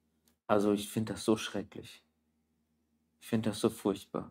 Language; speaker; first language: German; native; German